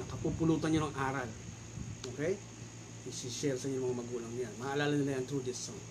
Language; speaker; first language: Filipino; native; Filipino